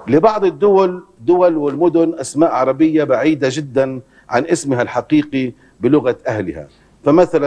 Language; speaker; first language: Arabic; native; Arabic